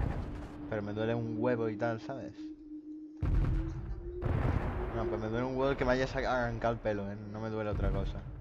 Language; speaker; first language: Spanish; native; Spanish